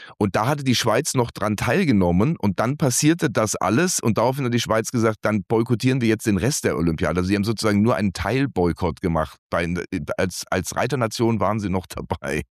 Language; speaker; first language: German; native; German